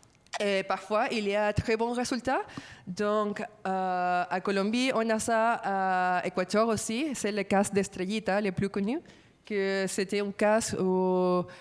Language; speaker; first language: French; non-native, fluent; Spanish